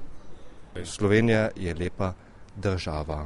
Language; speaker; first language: Slovenian; early bilingual, heritage; German